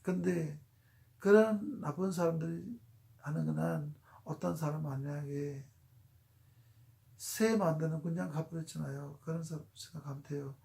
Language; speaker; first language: Korean; non-native, fluent; Urdu